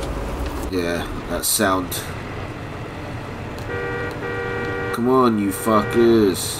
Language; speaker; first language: English; native; English